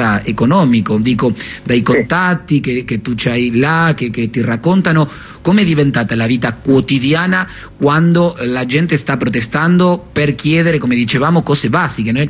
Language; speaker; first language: Italian; native; Italian